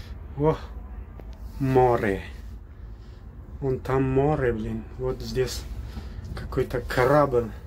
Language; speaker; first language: Russian; non-native, local second language; Tajik